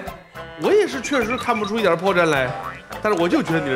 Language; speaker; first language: Chinese; native; Chinese